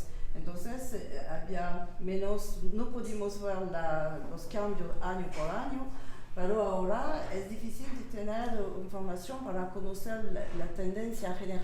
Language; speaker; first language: Spanish; non-native, learner; French